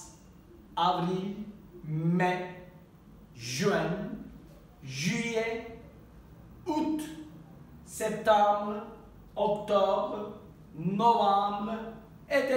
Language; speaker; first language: French; non-native, fluent; Turkish